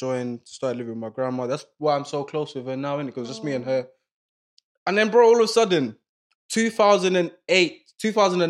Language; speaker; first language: English; non-native, local second language; Yoruba